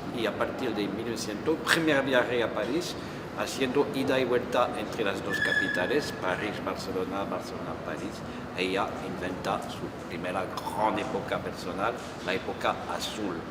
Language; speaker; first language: Spanish; non-native, fluent; French